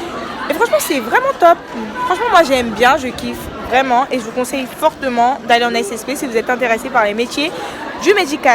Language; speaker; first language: French; native; French